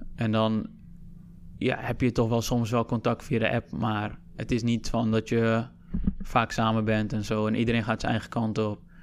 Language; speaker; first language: Dutch; early bilingual, other home language; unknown